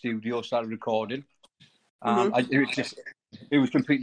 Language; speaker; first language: English; native; English